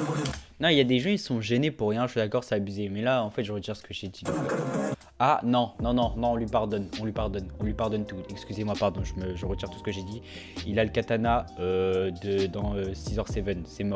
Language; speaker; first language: French; native; French